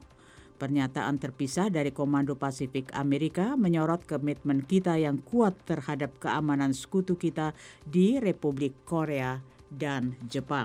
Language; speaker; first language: Indonesian; native; Indonesian